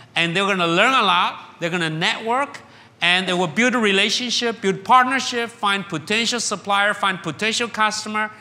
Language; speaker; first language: English; non-native, fluent; Chinese